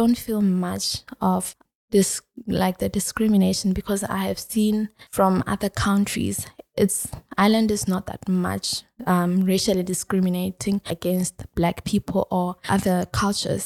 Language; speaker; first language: English; non-native, local second language; Tswana